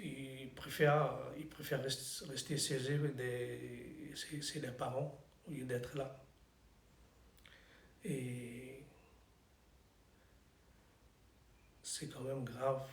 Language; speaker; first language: French; non-native, fluent; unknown